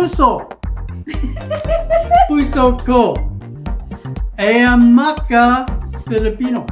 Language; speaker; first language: Filipino; non-native, learner; English